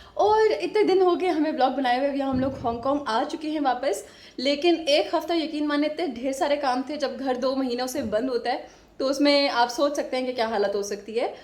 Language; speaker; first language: Urdu; native; Urdu